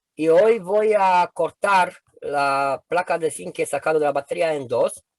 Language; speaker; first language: Spanish; non-native, fluent; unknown